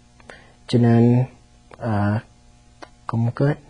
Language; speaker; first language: Vietnamese; early bilingual, heritage; Vietnamese